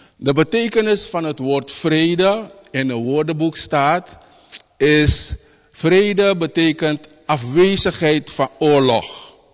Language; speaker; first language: Dutch; native; Dutch